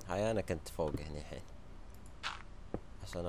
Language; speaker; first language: Arabic; native; Arabic